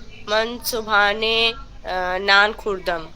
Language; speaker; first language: Persian; non-native, learner; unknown